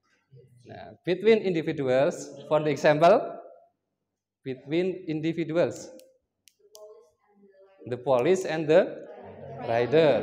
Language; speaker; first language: English; non-native, learner; Indonesian